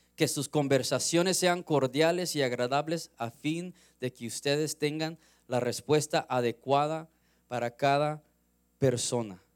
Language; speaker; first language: Spanish; early bilingual, heritage; Spanish